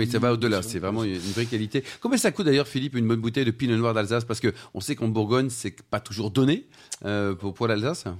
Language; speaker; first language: French; native; French